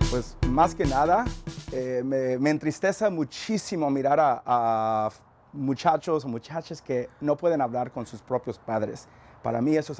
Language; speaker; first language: Spanish; early bilingual, heritage; Spanish